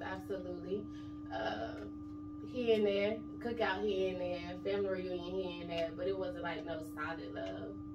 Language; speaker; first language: English; native; English